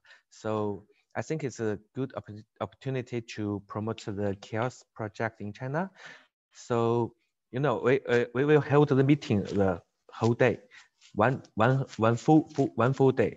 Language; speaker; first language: English; non-native, learner; Chinese